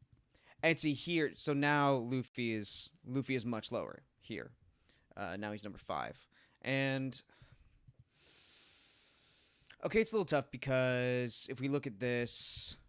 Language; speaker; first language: English; native; English